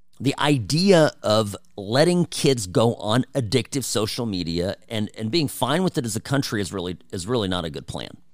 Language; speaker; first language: English; early bilingual, other home language; Czech